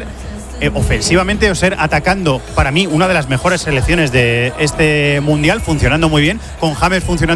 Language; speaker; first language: Spanish; native; Spanish